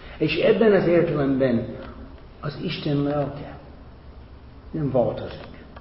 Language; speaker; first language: Hungarian; non-native, fluent; English